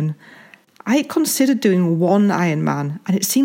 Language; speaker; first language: English; native; English